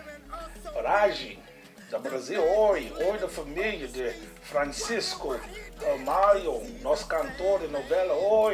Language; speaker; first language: Portuguese; non-native, learner; English